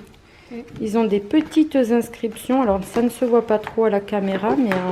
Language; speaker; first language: French; native; French